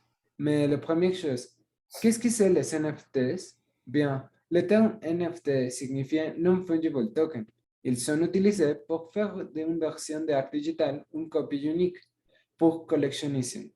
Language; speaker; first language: French; non-native, learner; Spanish